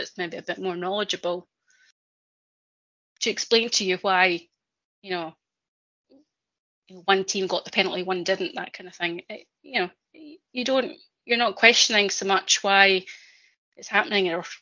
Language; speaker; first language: English; native; English